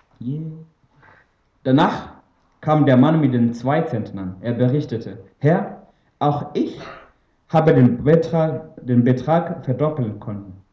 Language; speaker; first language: German; non-native, fluent; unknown